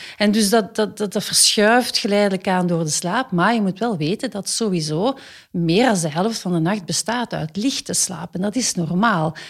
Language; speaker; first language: Dutch; native; Dutch